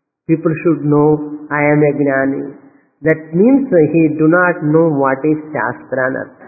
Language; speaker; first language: English; non-native, local second language; Tamil